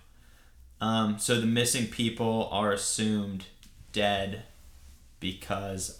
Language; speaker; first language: English; native; English